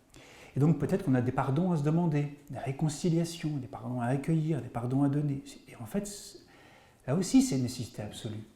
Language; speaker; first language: French; native; French